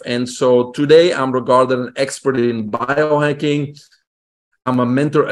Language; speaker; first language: English; non-native, fluent; Dutch